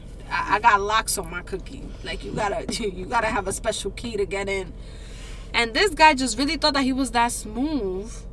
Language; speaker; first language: English; early bilingual, other home language; Spanish